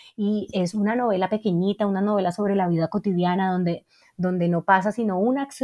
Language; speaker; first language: Spanish; native; Spanish